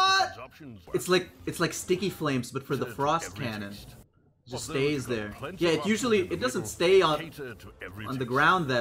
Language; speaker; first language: English; native; English